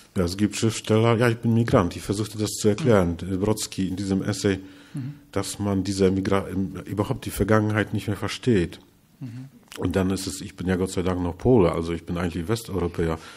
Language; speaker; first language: German; non-native, fluent; Polish